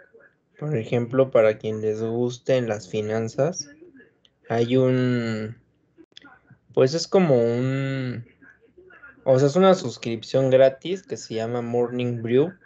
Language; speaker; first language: Spanish; native; Spanish